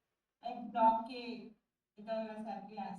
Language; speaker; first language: French; non-native, learner; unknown